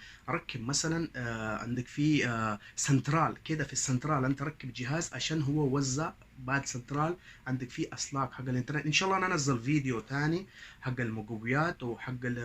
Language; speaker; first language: Arabic; non-native, learner; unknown